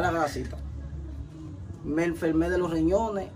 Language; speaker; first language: Spanish; native; Spanish